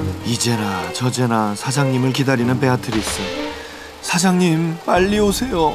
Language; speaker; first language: Korean; native; Korean